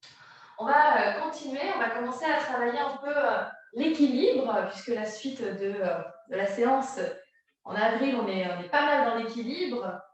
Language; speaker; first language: French; native; French